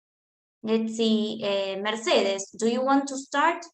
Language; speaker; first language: English; non-native, fluent; Spanish